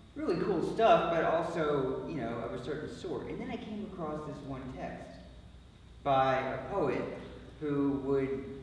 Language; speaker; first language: English; native; English